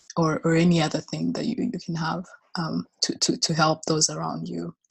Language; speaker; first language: English; non-native, local second language; Kinyarwanda